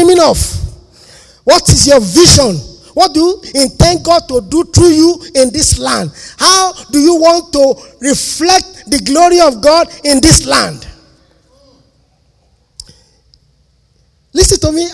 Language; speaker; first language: English; non-native, local second language; Yoruba